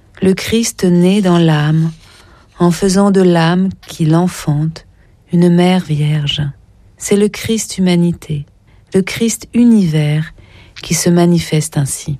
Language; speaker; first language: French; native; French